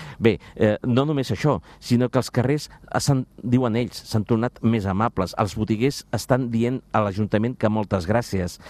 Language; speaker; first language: Catalan; native; Catalan